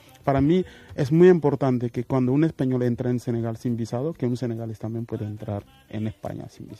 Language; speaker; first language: Spanish; non-native, fluent; Wolof